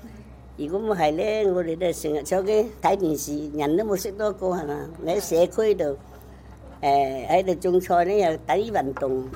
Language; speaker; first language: Chinese; native; Chinese